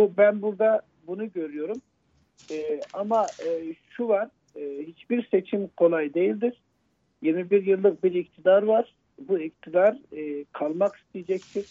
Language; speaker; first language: Turkish; native; Turkish